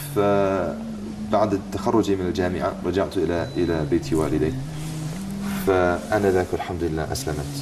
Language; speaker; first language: Arabic; non-native, fluent; English